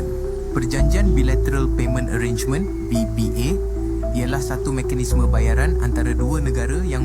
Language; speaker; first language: Malay; native; Malay